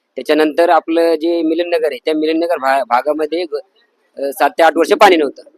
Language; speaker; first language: Marathi; native; Marathi